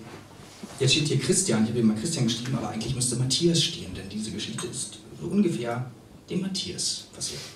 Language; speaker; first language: German; native; German